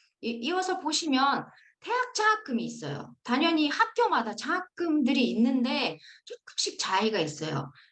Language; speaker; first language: Korean; non-native, fluent; Uzbek